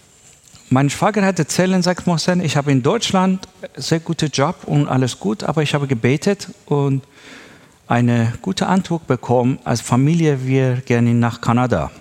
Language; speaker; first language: German; non-native, learner; Persian